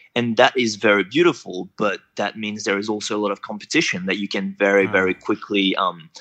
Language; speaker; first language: English; non-native, fluent; French